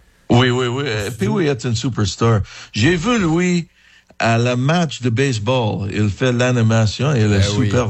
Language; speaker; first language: French; non-native, fluent; English